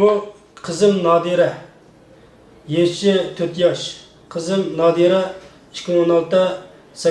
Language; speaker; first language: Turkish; non-native, learner; Uyghur